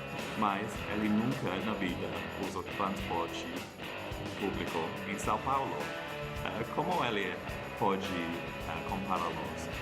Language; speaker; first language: Portuguese; non-native, fluent; English